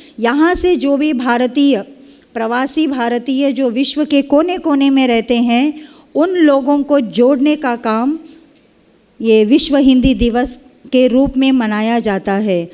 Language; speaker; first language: Hindi; non-native, local second language; Kannada